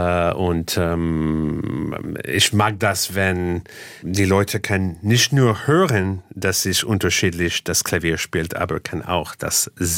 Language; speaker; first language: German; non-native, fluent; English